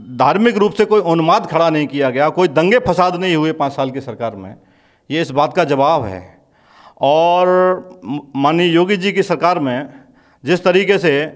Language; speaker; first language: Hindi; native; Hindi